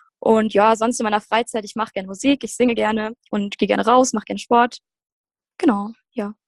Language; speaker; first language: German; native; German